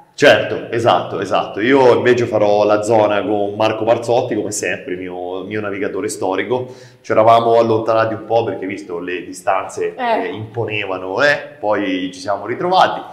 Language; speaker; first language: Italian; native; Italian